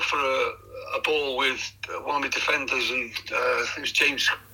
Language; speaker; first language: English; native; English